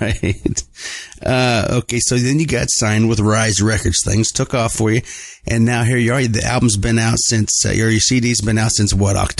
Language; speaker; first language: English; native; English